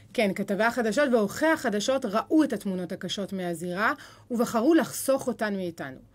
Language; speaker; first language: Hebrew; native; Hebrew